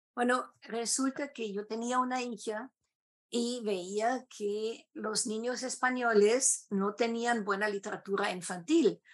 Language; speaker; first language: Spanish; non-native, fluent; German